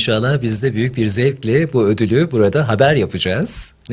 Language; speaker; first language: Turkish; native; Turkish